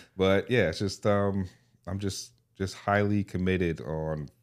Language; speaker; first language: English; native; English